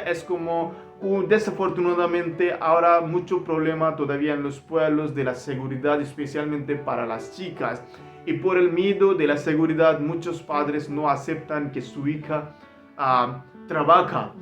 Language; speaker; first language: Spanish; non-native, learner; Hindi